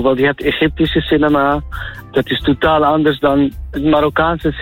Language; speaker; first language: Dutch; non-native, fluent; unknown